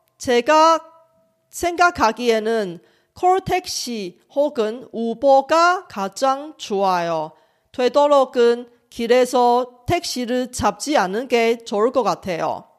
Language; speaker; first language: Korean; non-native, fluent; Chinese